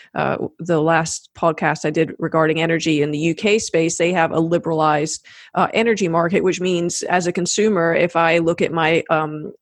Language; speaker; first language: English; native; English